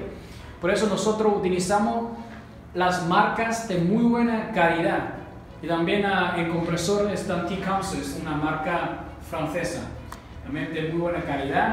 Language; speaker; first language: Spanish; non-native, learner; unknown